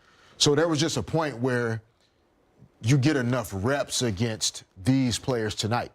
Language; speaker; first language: English; native; English